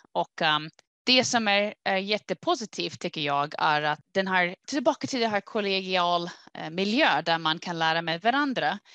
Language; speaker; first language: Swedish; non-native, fluent; English